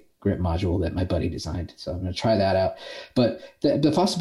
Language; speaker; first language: English; native; English